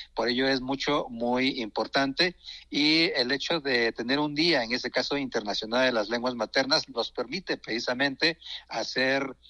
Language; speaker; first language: Spanish; non-native, local second language; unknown